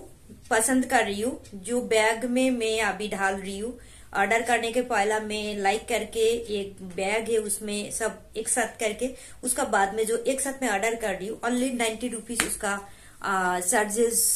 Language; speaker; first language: Hindi; non-native, local second language; Bangla